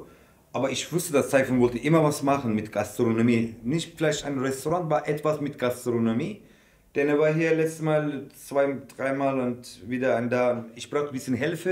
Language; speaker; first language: German; non-native, learner; Turkish